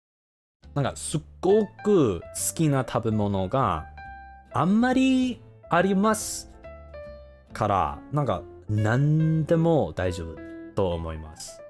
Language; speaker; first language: Japanese; non-native, learner; English